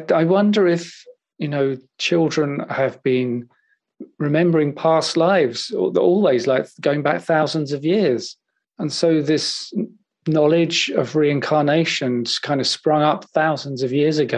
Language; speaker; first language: English; native; English